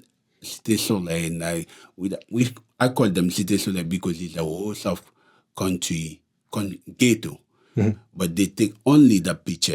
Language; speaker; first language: English; non-native, local second language; Haitian Creole